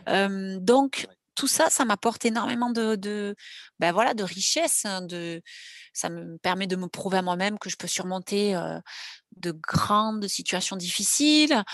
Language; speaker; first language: French; native; French